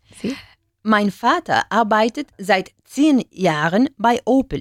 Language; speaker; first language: German; non-native, learner; Spanish